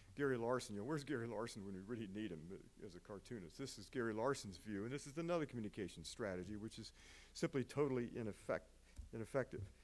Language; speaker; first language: English; native; English